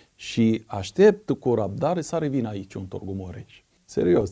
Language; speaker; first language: Romanian; non-native, fluent; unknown